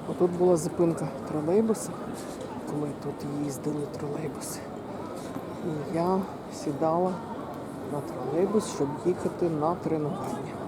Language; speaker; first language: Ukrainian; non-native, local second language; Russian